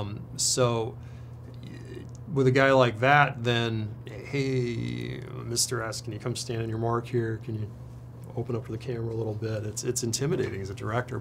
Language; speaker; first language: English; native; English